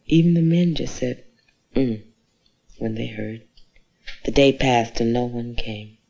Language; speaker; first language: English; native; English